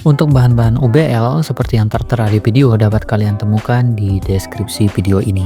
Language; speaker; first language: Indonesian; native; Indonesian